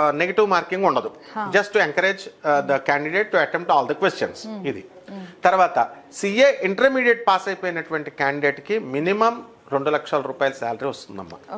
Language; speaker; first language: Telugu; native; Telugu